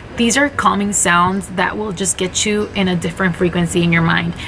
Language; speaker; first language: English; early bilingual, other home language; Spanish